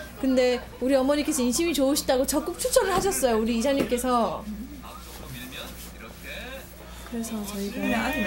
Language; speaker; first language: Korean; native; Korean